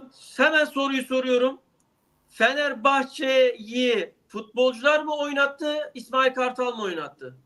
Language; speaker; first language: Turkish; native; Turkish